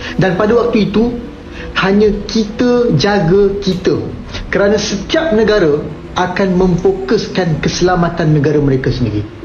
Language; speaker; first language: Malay; native; Malay